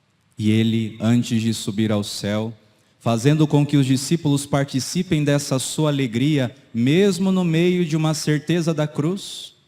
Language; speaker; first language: Portuguese; native; Portuguese